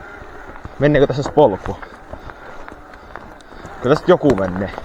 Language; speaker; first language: Finnish; native; Finnish